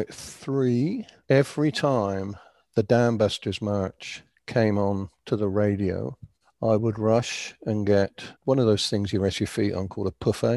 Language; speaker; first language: English; native; English